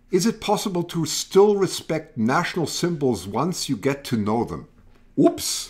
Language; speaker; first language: English; native; English